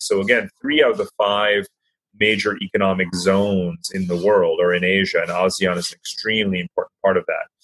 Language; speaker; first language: English; native; English